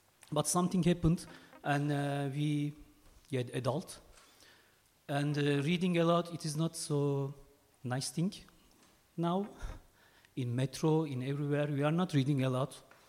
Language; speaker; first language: English; non-native, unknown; Turkish